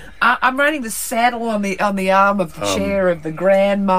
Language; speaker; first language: English; native; English